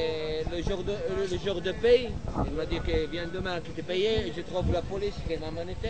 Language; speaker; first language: French; non-native, learner; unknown